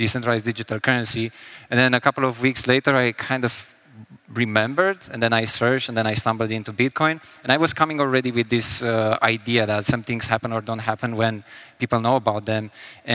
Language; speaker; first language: English; non-native, fluent; Romanian